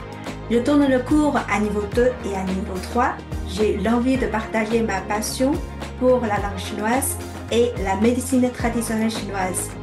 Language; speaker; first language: French; non-native, fluent; Chinese